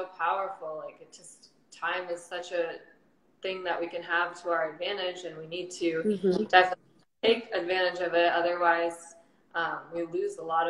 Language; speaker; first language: English; native; English